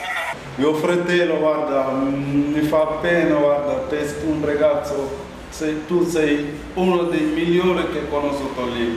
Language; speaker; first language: Italian; non-native, fluent; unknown